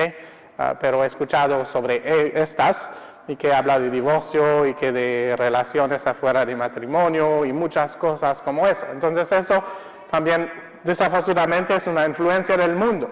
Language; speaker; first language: Spanish; non-native, fluent; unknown